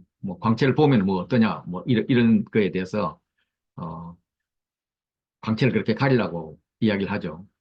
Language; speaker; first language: Korean; native; Korean